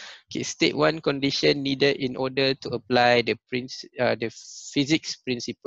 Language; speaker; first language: English; non-native, local second language; Malay